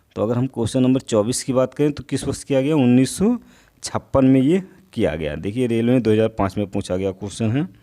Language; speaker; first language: Hindi; native; Hindi